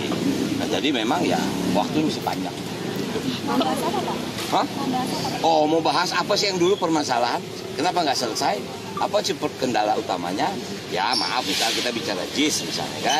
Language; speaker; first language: Indonesian; native; Indonesian